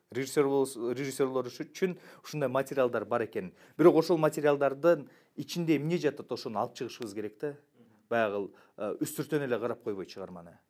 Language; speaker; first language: Kyrgyz; native; Kyrgyz